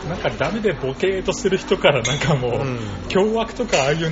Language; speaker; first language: Japanese; native; Japanese